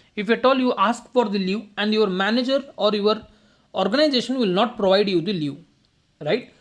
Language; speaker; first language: English; non-native, local second language; Kannada